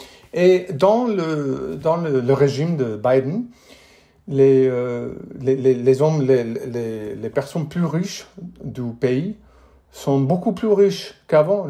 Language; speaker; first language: French; non-native, fluent; English